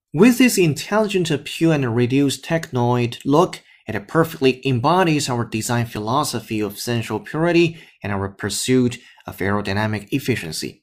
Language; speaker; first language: English; non-native, fluent; Chinese